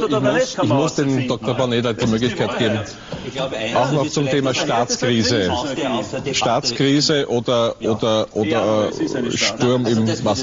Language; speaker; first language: German; native; German